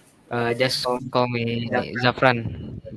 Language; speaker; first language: English; non-native, learner; Indonesian